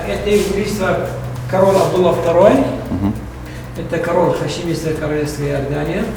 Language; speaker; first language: Russian; non-native, fluent; Arabic